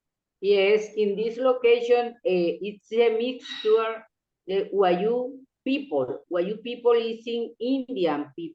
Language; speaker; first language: English; non-native, local second language; Spanish